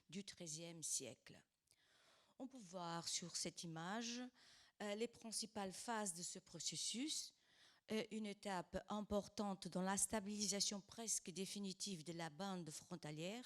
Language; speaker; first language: French; non-native, fluent; Portuguese